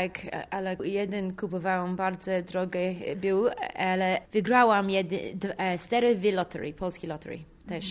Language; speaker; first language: Polish; non-native, learner; English